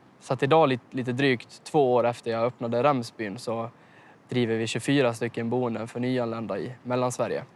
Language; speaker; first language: Swedish; native; Swedish